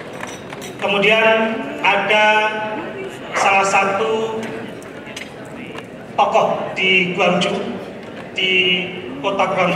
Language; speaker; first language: Indonesian; native; Indonesian